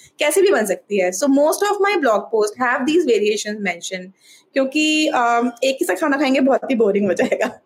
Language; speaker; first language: Hindi; native; Hindi